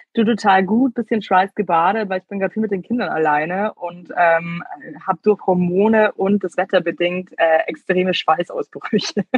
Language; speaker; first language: German; native; German